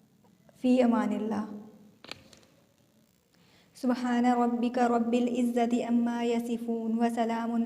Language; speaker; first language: Urdu; native; Urdu